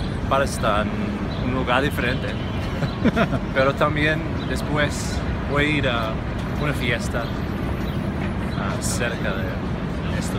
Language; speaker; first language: Spanish; non-native, fluent; English